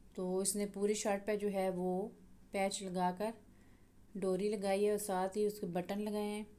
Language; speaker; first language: Urdu; native; Urdu